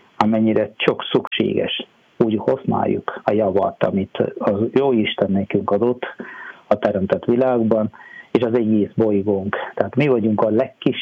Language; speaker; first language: Hungarian; non-native, fluent; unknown